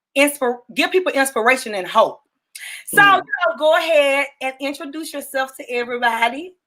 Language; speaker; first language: English; native; English